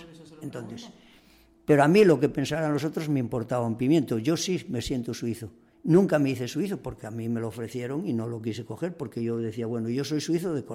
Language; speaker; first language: Spanish; native; Spanish